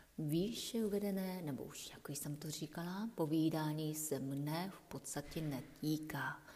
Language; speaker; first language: Czech; non-native, fluent; Japanese